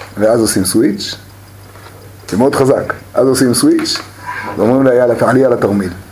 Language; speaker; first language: Hebrew; native; Hebrew